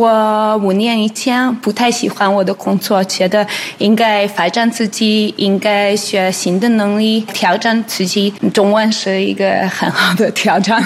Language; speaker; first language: Chinese; non-native, fluent; Hungarian